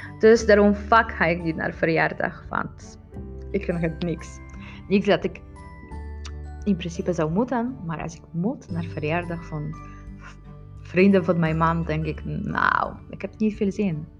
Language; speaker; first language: Dutch; non-native, learner; Polish